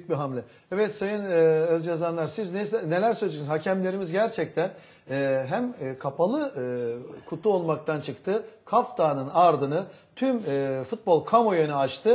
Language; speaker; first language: Turkish; native; Turkish